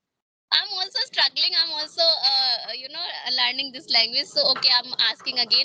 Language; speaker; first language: English; non-native, learner; Hindi